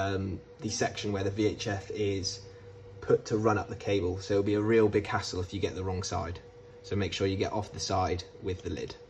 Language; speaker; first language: English; native; English